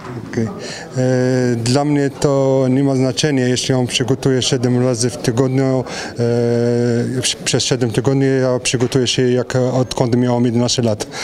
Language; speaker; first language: Polish; non-native, fluent; French